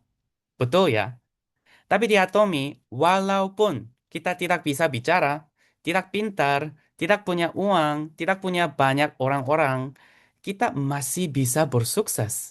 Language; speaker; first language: Indonesian; non-native, fluent; Korean